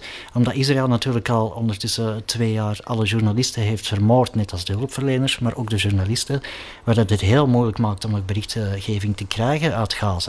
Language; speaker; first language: Dutch; native; Dutch